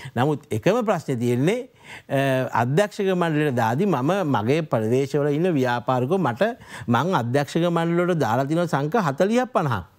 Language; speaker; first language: Sinhala; native; Sinhala